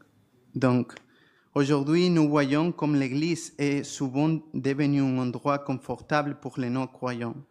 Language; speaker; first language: French; non-native, fluent; Spanish